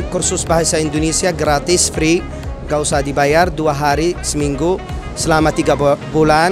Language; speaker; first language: Indonesian; non-native, fluent; Arabic